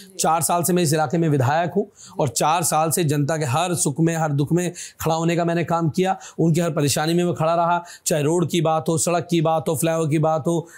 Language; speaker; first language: Hindi; native; Hindi